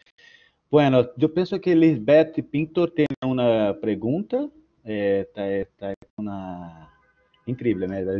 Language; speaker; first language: Spanish; non-native, learner; Portuguese